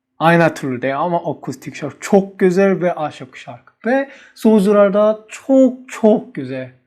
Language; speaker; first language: Turkish; non-native, learner; Korean